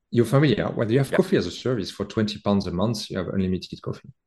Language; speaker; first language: English; non-native, fluent; French